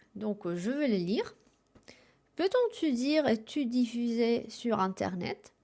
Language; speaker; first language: French; non-native, fluent; Spanish